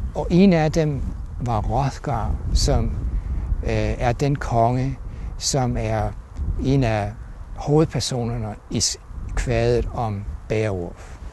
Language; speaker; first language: Danish; non-native, fluent; English